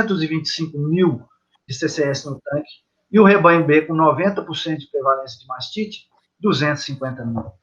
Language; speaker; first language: Portuguese; native; Portuguese